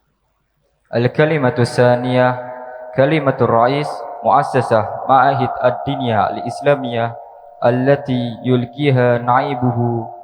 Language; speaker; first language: Arabic; non-native, fluent; Indonesian